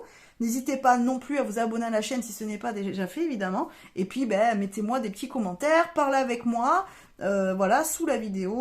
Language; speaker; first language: French; native; French